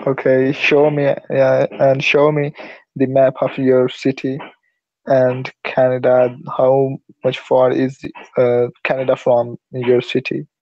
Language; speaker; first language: English; non-native, learner; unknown